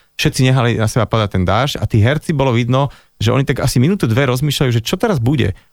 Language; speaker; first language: Slovak; native; Slovak